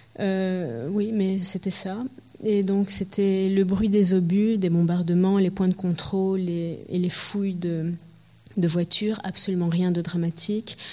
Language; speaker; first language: French; early bilingual, heritage; French